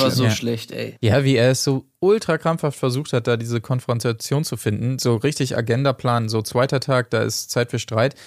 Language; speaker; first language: German; native; German